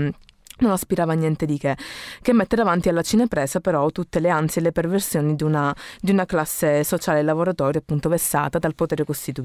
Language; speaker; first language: Italian; native; Italian